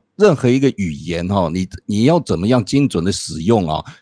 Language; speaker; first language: Chinese; native; Chinese